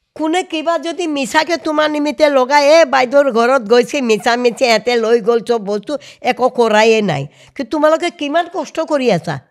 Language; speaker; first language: Assamese; non-native, local second language; Hindi